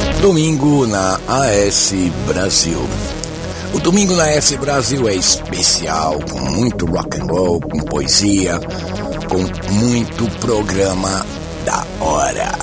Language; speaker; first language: Portuguese; native; Portuguese